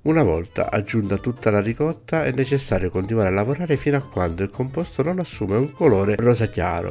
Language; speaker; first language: Italian; native; Italian